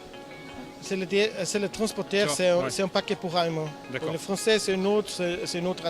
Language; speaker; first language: French; non-native, learner; German